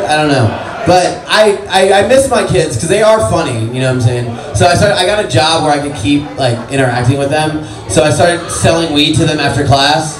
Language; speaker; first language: English; native; English